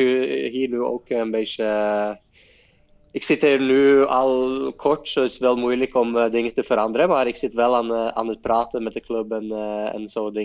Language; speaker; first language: Dutch; non-native, fluent; Norwegian